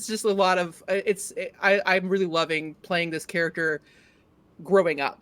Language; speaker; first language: English; native; English